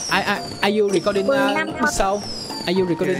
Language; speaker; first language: English; non-native, learner; Vietnamese